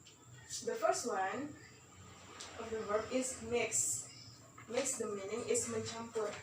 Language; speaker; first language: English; non-native, learner; Indonesian